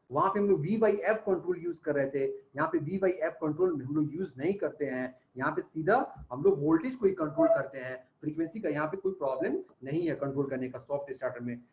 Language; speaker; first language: Hindi; native; Hindi